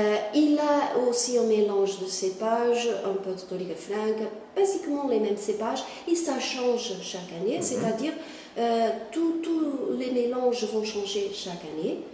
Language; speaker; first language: French; non-native, fluent; Portuguese